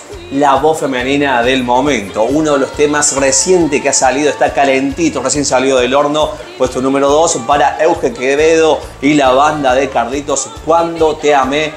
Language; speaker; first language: Spanish; native; Spanish